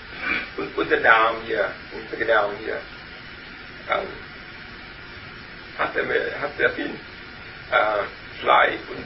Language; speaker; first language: German; non-native, learner; Vietnamese